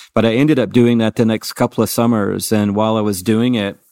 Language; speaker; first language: English; native; English